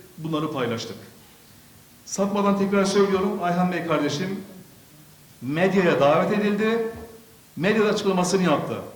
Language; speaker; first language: Turkish; early bilingual, other home language; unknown